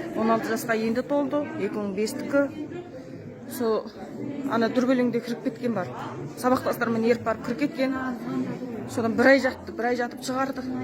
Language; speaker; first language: Kazakh; early bilingual, heritage; Kazakh